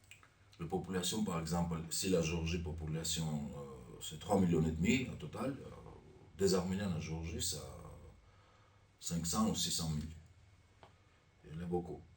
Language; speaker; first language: French; non-native, learner; Armenian